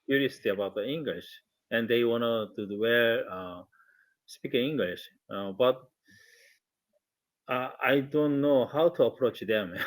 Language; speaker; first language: English; non-native, learner; Korean